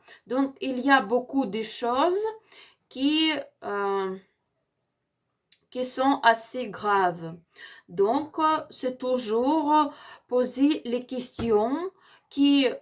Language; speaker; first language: French; non-native, learner; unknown